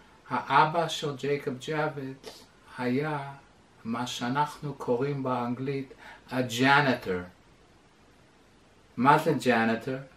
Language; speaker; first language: Hebrew; non-native, fluent; English